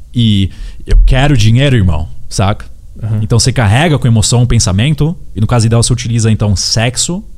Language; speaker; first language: Portuguese; early bilingual, heritage; Portuguese